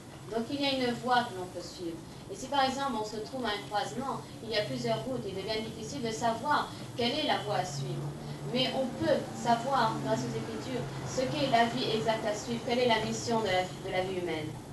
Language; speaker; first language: French; native; French